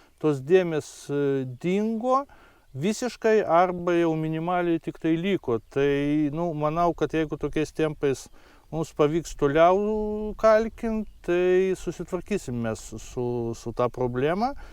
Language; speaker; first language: Lithuanian; non-native, local second language; Polish